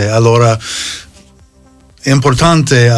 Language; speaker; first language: Italian; non-native, fluent; English